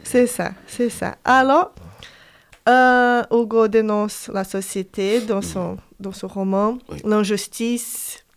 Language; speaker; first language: French; non-native, fluent; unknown